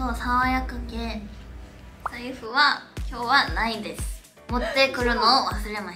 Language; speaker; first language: Japanese; non-native, fluent; Korean